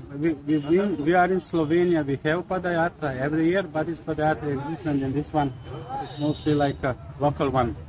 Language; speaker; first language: English; non-native, learner; Slovenian